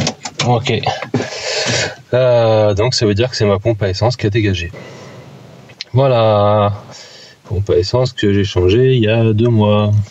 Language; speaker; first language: French; native; French